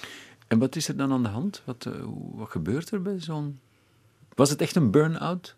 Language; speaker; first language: Dutch; native; Dutch